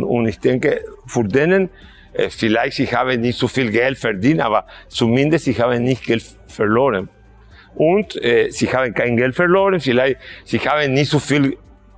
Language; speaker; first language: German; non-native, fluent; Spanish